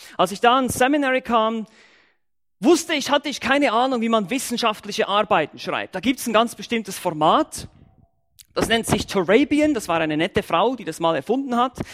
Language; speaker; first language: German; native; German